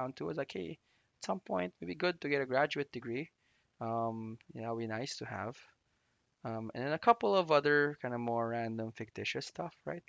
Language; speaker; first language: English; non-native, local second language; Filipino